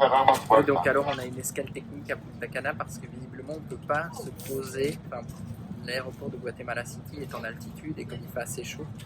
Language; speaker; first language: French; native; French